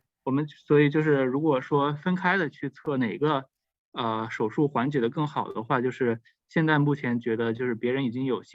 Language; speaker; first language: Chinese; native; Chinese